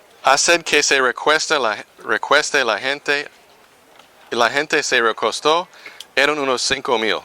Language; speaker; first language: Spanish; non-native, fluent; English